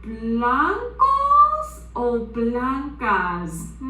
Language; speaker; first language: Spanish; non-native, fluent; English